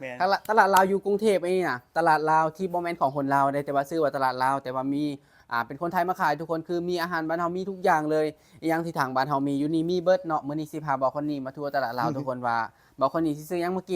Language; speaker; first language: Thai; non-native, local second language; Northeastern Thai